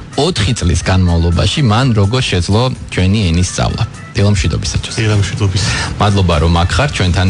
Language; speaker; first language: Georgian; native; Georgian